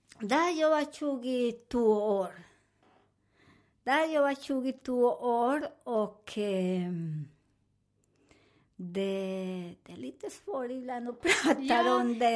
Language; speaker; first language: Swedish; non-native, learner; Spanish